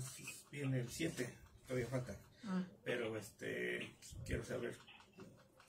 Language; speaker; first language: Spanish; native; Spanish